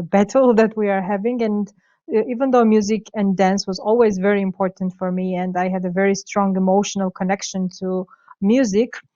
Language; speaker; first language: English; non-native, fluent; Georgian